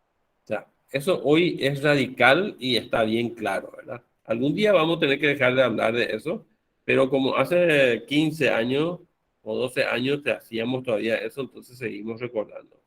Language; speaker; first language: Spanish; native; Spanish